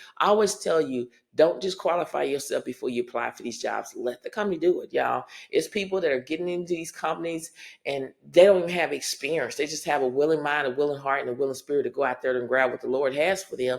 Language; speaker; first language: English; native; English